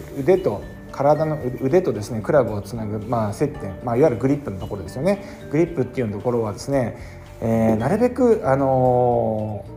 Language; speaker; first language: Japanese; native; Japanese